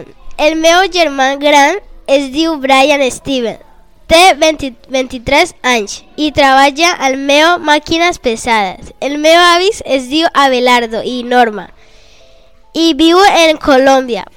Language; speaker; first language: Catalan; non-native, learner; Spanish